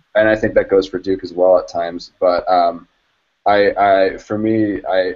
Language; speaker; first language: English; native; English